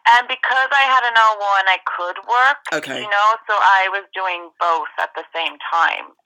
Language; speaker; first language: English; native; English